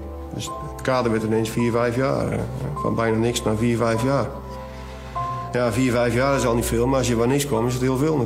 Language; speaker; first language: Dutch; native; Dutch